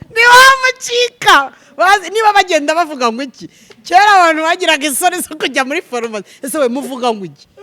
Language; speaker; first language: Kinyarwanda; native; Kinyarwanda